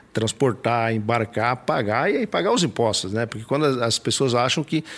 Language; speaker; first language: Portuguese; native; Portuguese